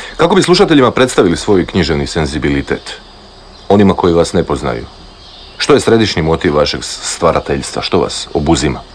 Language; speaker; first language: Croatian; native; Croatian